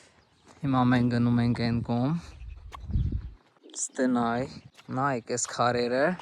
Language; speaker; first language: Armenian; non-native, learner; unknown